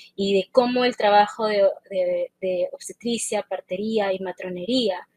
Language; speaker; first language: Spanish; native; Spanish